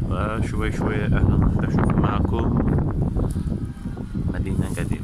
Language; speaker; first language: Arabic; non-native, learner; Azerbaijani